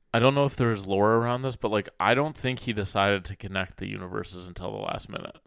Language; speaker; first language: English; early bilingual, other home language; Arabic